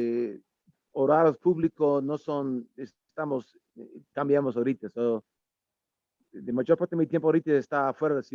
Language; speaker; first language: Spanish; non-native, learner; English